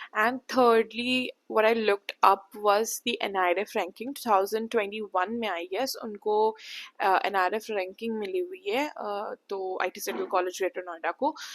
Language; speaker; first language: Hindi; non-native, local second language; Assamese